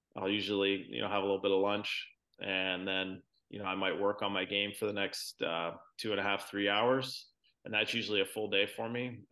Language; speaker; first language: English; native; English